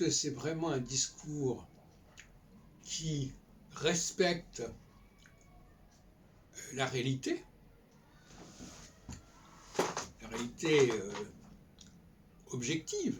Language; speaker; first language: French; native; French